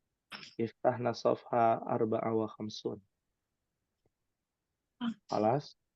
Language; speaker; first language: Arabic; non-native, fluent; Indonesian